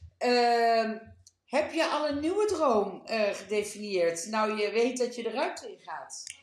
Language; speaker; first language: Dutch; native; Dutch